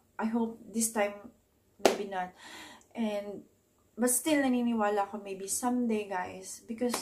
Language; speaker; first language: English; non-native, local second language; Filipino